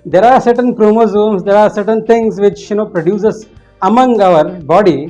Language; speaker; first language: English; non-native, local second language; Kannada